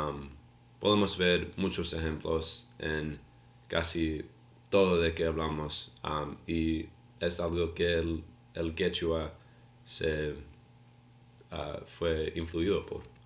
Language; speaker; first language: Spanish; non-native, learner; English